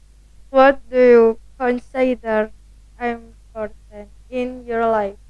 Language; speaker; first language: English; non-native, learner; Indonesian